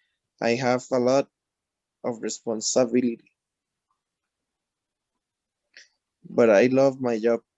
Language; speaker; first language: English; non-native, learner; Spanish